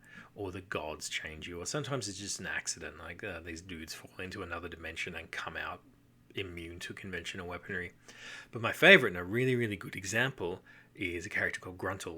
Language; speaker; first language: English; native; English